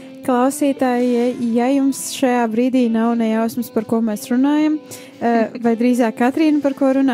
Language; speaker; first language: Latvian; native; Latvian